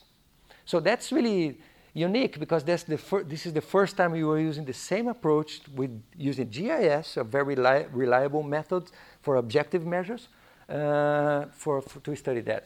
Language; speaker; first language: English; non-native, fluent; Portuguese